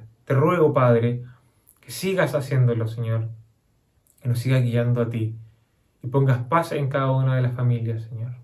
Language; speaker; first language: Spanish; native; Spanish